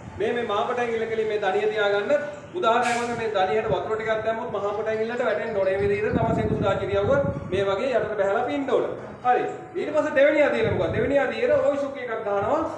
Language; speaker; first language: Sinhala; native; Sinhala